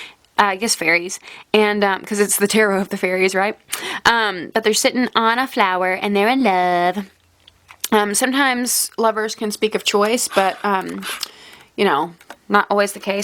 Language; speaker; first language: English; native; English